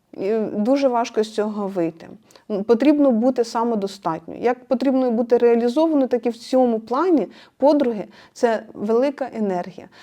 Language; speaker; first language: Ukrainian; non-native, local second language; Russian